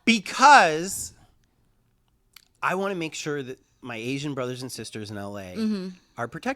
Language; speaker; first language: English; native; English